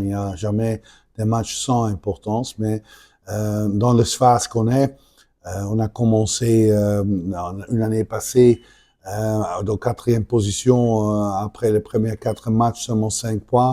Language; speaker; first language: French; non-native, local second language; Dutch